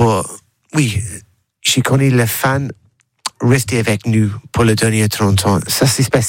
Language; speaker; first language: French; non-native, learner; English